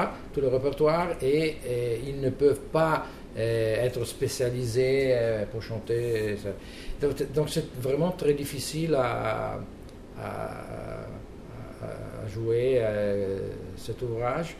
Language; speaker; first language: French; non-native, fluent; Italian